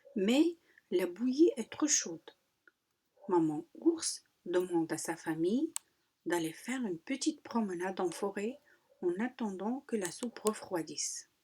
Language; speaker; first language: French; non-native, local second language; Arabic